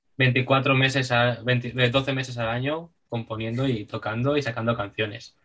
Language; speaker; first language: Spanish; native; Spanish